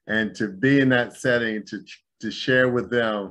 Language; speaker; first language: English; native; English